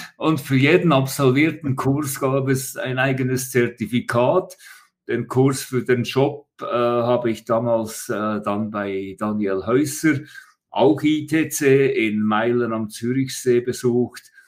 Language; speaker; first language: German; native; German